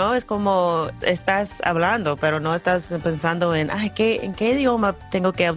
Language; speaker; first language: Spanish; non-native, fluent; English